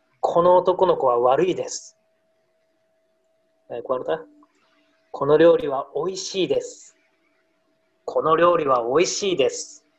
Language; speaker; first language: Japanese; non-native, learner; Spanish